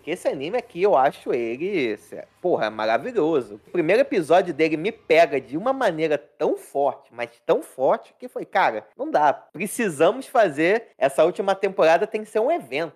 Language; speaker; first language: Portuguese; native; Portuguese